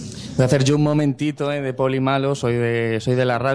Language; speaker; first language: Spanish; native; Spanish